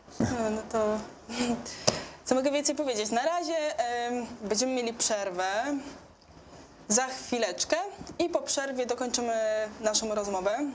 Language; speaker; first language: Polish; native; Polish